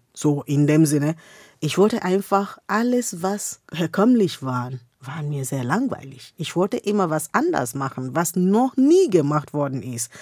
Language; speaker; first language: German; non-native, fluent; Igbo